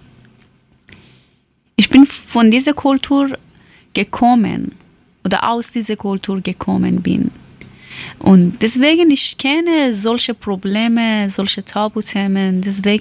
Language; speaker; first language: German; non-native, learner; Persian